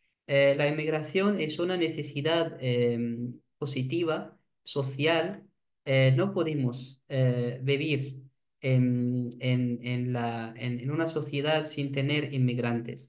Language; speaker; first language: Spanish; non-native, fluent; Arabic